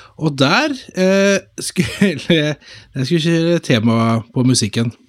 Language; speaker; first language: Norwegian; native; Norwegian